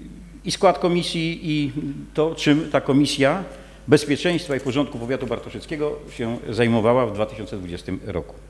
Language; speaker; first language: Polish; native; Polish